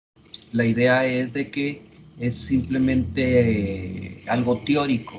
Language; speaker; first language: Spanish; native; Spanish